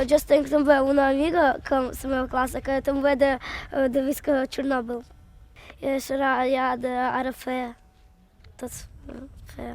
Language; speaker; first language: Catalan; non-native, learner; Russian